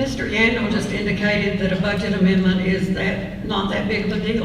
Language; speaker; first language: English; native; English